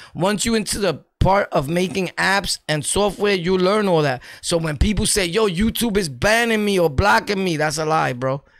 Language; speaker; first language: English; early bilingual, other home language; Spanish